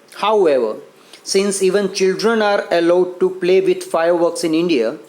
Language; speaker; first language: English; non-native, local second language; Gujarati